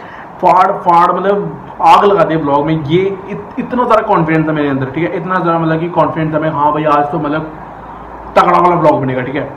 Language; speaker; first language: Hindi; native; Hindi